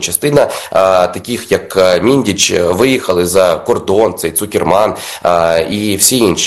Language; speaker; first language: Ukrainian; native; Ukrainian